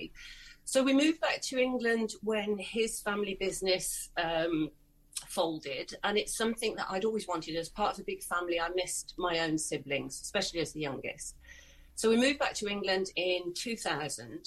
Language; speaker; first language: English; native; English